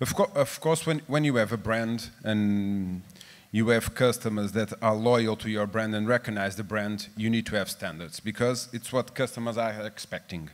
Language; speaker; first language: English; non-native, fluent; Portuguese